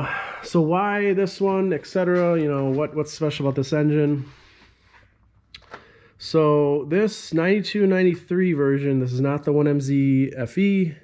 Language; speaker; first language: English; native; English